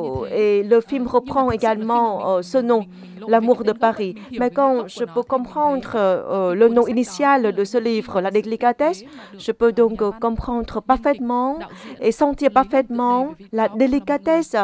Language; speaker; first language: French; non-native, fluent; Vietnamese